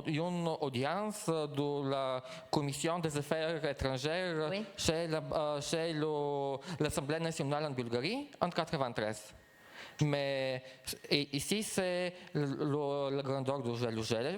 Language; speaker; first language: French; non-native, fluent; Bulgarian